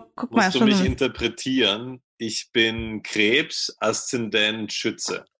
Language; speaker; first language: German; native; German